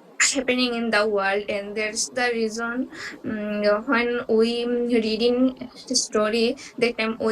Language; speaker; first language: English; non-native, learner; Bangla